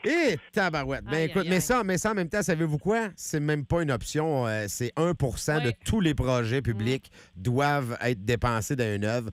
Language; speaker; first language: French; native; French